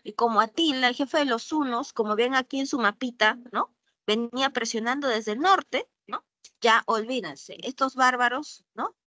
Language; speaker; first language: Spanish; native; Spanish